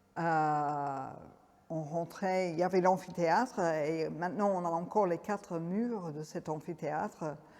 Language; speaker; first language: French; non-native, fluent; English